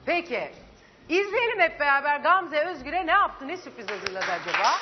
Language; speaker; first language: Turkish; native; Turkish